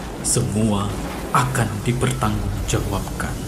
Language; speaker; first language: Indonesian; native; Indonesian